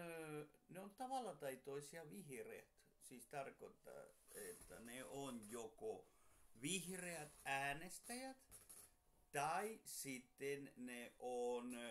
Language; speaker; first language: Finnish; non-native, fluent; Spanish